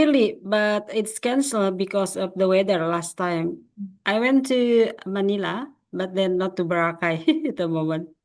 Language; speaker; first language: English; non-native, fluent; Indonesian